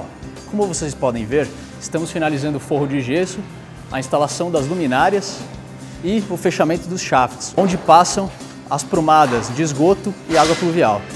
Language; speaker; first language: Portuguese; native; Portuguese